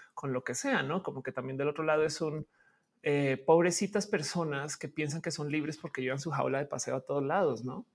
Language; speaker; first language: Spanish; native; Spanish